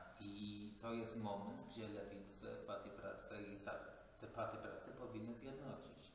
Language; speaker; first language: Polish; non-native, fluent; English